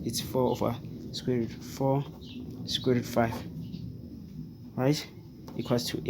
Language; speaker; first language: English; non-native, fluent; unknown